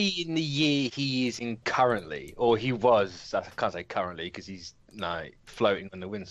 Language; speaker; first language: English; native; English